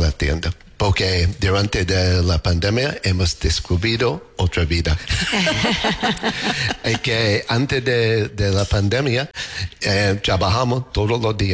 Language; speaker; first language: Spanish; non-native, learner; English